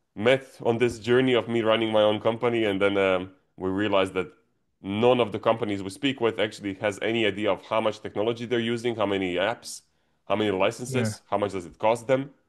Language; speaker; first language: English; non-native, fluent; Croatian